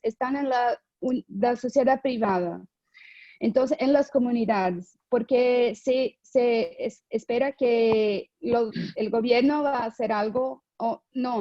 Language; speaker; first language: Spanish; non-native, fluent; Portuguese